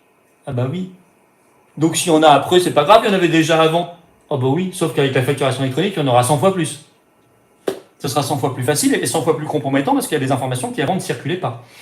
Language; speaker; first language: French; native; French